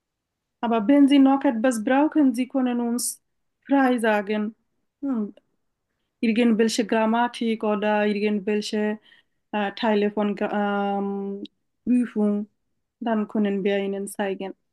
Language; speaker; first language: German; non-native, fluent; Bangla